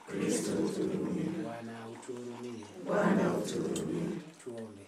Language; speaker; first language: Swahili; non-native, local second language; Kalenjin